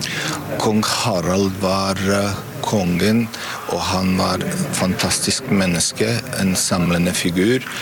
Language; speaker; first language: Norwegian; non-native, fluent; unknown